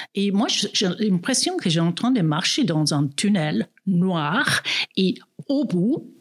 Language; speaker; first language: French; non-native, fluent; English